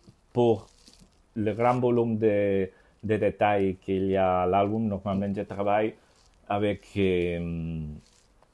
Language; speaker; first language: French; non-native, learner; Spanish